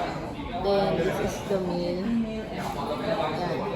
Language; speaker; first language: English; non-native, local second language; Filipino